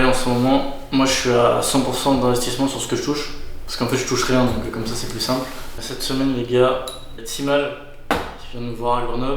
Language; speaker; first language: French; native; French